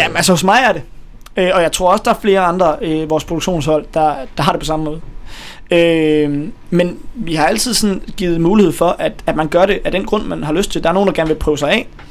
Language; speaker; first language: Danish; native; Danish